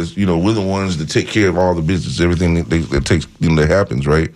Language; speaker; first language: English; native; English